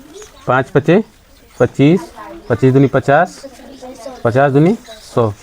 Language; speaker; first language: Hindi; native; Hindi